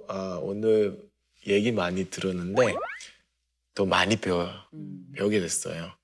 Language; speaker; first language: Korean; non-native, fluent; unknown